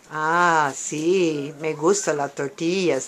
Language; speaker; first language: Spanish; non-native, learner; English